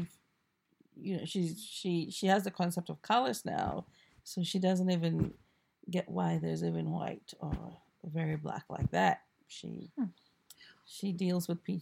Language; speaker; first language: English; non-native, local second language; Akan